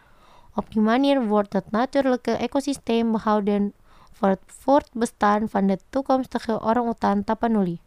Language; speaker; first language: Dutch; non-native, fluent; Indonesian